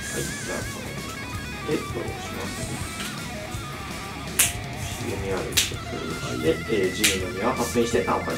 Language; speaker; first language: Japanese; native; Japanese